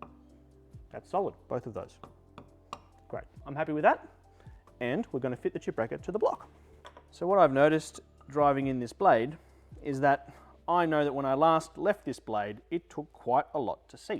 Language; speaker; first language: English; native; English